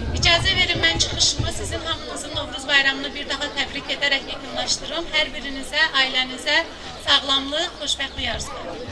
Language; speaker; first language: Azerbaijani; non-native, fluent; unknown